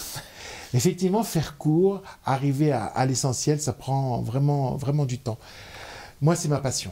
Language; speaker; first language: French; native; French